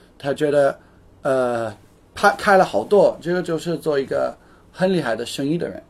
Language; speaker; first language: Chinese; non-native, fluent; English